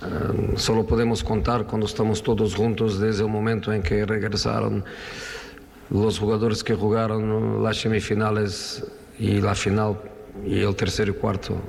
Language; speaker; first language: Spanish; non-native, fluent; Italian